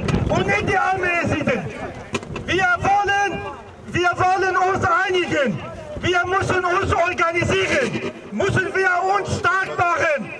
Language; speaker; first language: German; non-native, fluent; Kurdish